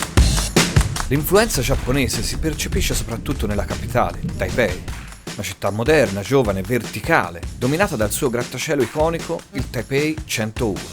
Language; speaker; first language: Italian; native; Italian